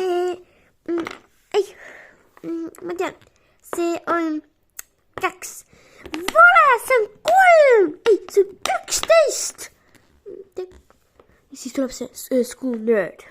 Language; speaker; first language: Estonian; non-native, local second language; Russian